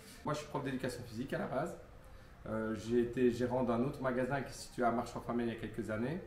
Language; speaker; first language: French; native; French